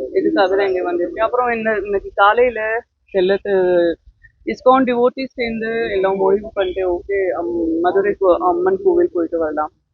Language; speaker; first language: Tamil; non-native, learner; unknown